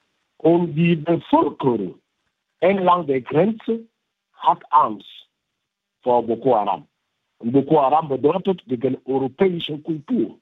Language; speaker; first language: German; non-native, fluent; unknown